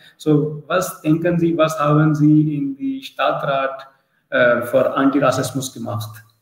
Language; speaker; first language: German; non-native, learner; Urdu